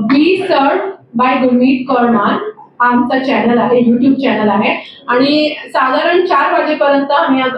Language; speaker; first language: Marathi; non-native, local second language; Punjabi